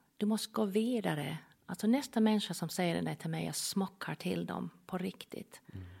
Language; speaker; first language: Swedish; non-native, fluent; English